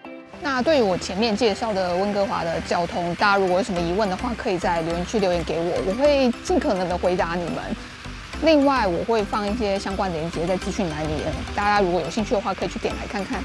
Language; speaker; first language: Chinese; native; Chinese